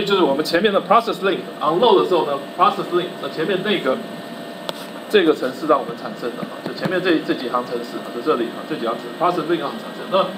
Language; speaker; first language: Chinese; native; Chinese